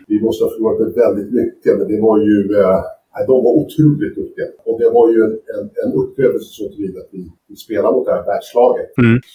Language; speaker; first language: Swedish; native; Swedish